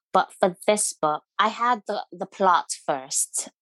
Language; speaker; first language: English; non-native, local second language; Yoruba